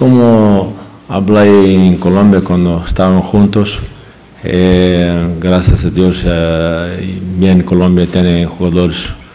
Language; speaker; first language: Spanish; non-native, fluent; Portuguese